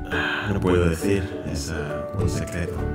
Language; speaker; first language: Spanish; non-native, learner; Indonesian